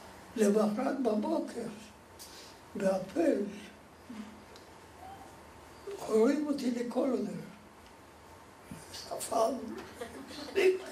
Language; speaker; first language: Hebrew; non-native, fluent; Polish